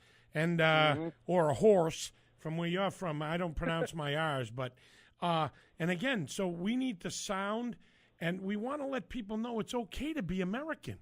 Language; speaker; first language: English; native; English